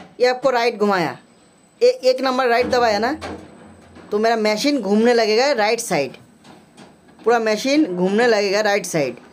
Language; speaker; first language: Hindi; non-native, local second language; Bangla